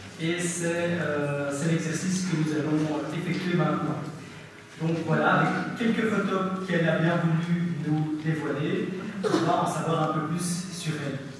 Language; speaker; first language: French; native; French